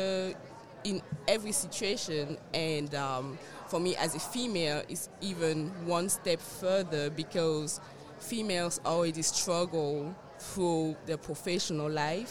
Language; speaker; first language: English; non-native, local second language; French